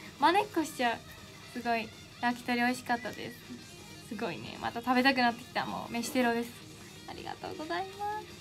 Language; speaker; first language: Japanese; native; Japanese